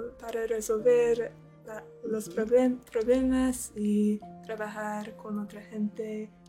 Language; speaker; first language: Spanish; non-native, learner; English